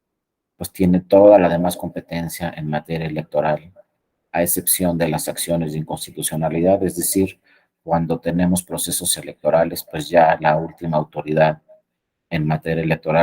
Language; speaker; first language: Spanish; native; Spanish